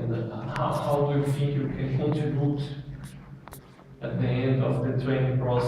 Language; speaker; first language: English; non-native, learner; Portuguese